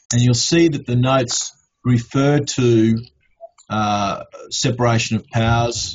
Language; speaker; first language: English; native; English